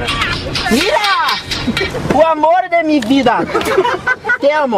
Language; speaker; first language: Spanish; non-native, learner; Portuguese